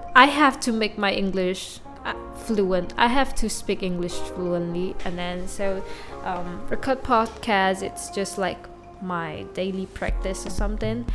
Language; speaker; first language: English; non-native, local second language; Chinese